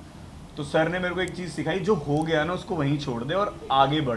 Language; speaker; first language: Hindi; native; Hindi